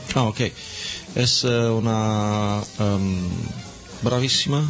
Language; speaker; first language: Spanish; non-native, learner; Italian